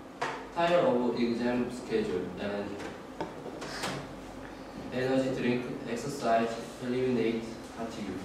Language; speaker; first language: English; non-native, learner; Korean